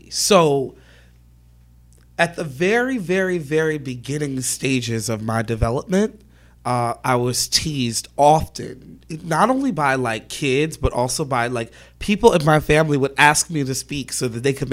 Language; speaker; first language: English; native; English